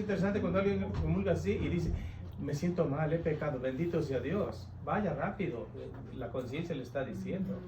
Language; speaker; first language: Spanish; native; Spanish